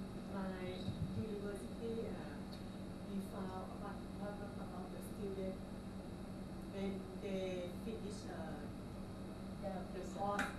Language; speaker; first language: English; non-native, learner; Thai